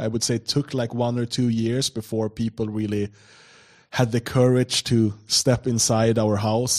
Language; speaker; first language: English; non-native, fluent; Swedish